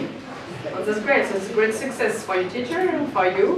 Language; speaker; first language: English; non-native, fluent; French